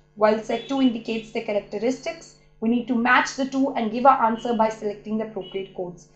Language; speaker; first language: English; non-native, local second language; Hindi